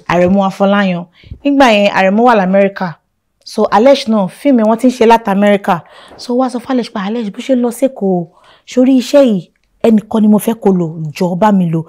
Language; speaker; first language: Yoruba; non-native, local second language; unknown